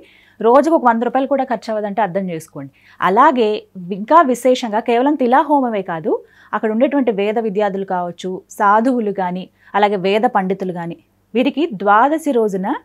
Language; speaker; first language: Telugu; native; Telugu